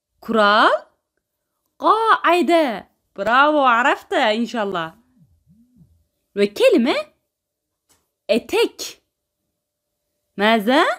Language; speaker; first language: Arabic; non-native, fluent; Turkish